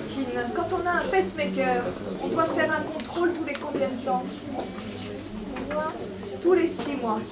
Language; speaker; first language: French; native; French